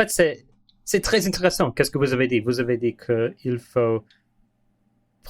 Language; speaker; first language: French; non-native, learner; English